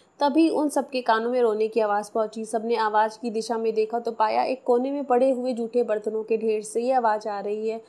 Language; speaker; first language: Hindi; non-native, local second language; Marathi